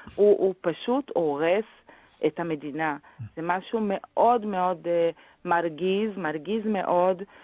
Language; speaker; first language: Hebrew; non-native, fluent; Portuguese